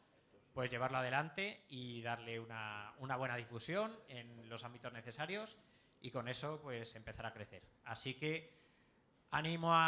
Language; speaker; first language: Spanish; native; Spanish